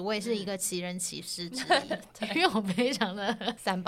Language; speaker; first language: Chinese; native; Chinese